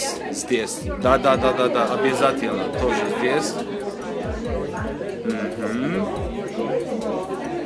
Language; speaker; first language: Russian; non-native, fluent; Polish